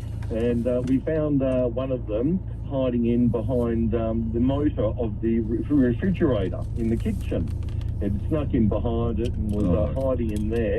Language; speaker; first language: English; native; English